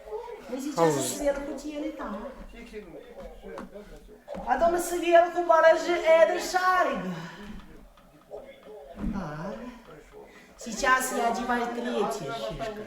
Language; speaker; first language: Russian; non-native, learner; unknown